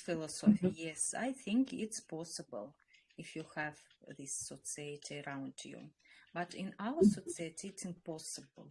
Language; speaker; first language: English; non-native, learner; Russian